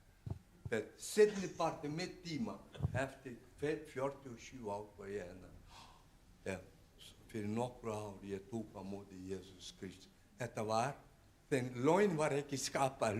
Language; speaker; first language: Icelandic; non-native, learner; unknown